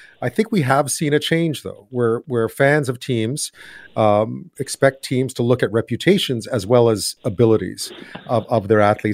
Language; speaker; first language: English; native; English